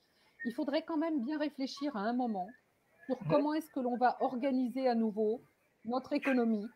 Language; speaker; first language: French; native; French